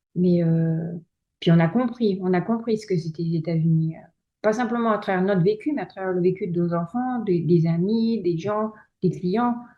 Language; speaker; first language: French; native; French